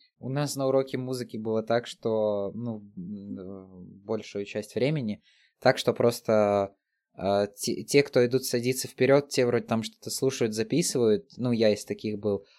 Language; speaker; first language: Russian; native; Russian